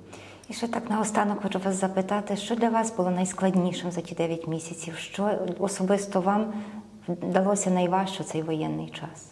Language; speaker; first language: Ukrainian; native; Ukrainian